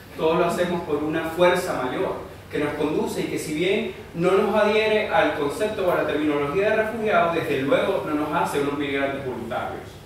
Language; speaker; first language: Spanish; native; Spanish